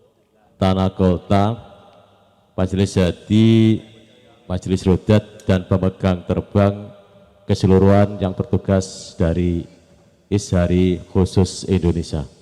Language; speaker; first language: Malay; non-native, local second language; Javanese